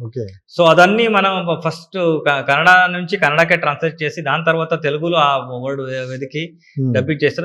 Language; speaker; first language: Telugu; non-native, learner; Kannada